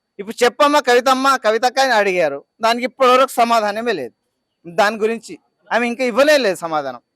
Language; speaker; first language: Telugu; non-native, local second language; Lambadi